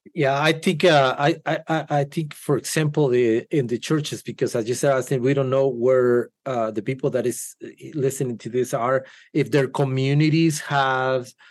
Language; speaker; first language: English; non-native, fluent; Spanish